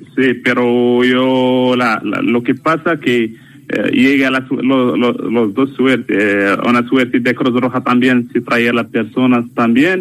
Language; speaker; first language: Spanish; non-native, learner; Arabic